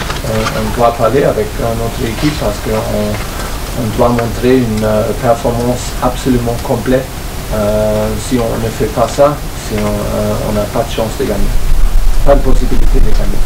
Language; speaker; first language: French; non-native, fluent; German